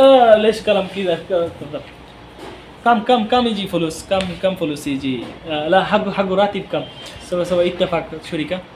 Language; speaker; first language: Arabic; non-native, learner; Bangla